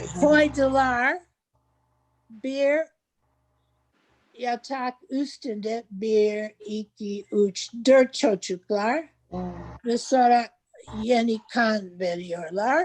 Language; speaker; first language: Turkish; non-native, learner; English